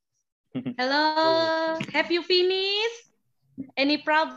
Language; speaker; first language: English; non-native, learner; Indonesian